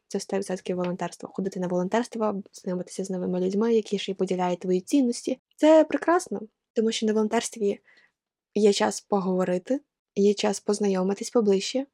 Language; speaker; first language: Ukrainian; non-native, local second language; Russian